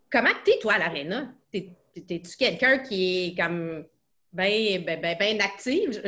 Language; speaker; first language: French; native; French